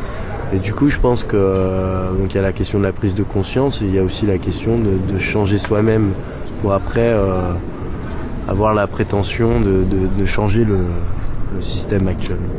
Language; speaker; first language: French; native; French